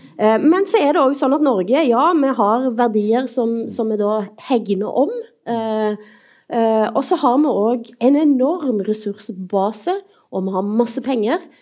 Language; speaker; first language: Norwegian; native; Norwegian